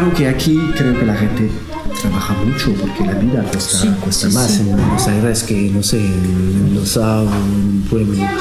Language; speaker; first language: Spanish; non-native, learner; French